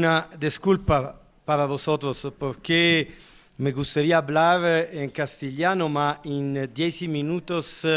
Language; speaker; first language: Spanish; non-native, learner; Italian